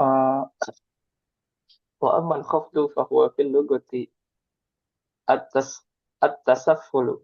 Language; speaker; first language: Arabic; non-native, learner; Indonesian